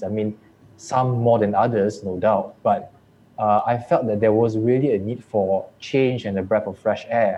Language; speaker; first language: English; non-native, local second language; Chinese